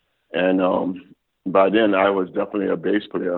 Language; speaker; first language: English; native; English